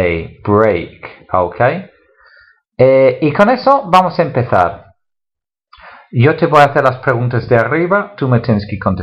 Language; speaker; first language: Spanish; non-native, fluent; English